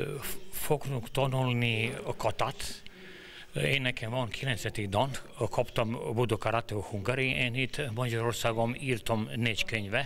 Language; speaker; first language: Hungarian; non-native, learner; Serbian